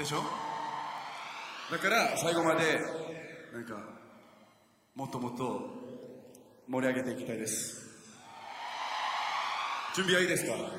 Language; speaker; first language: Japanese; non-native, fluent; Korean